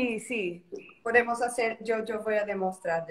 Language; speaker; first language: Spanish; non-native, learner; Portuguese